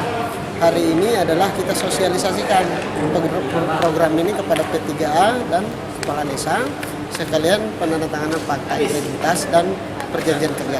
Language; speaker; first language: Indonesian; native; Indonesian